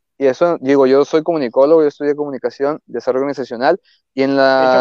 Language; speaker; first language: Spanish; native; Spanish